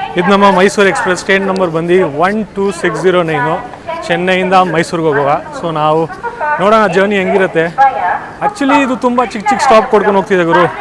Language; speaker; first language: Kannada; non-native, local second language; Hindi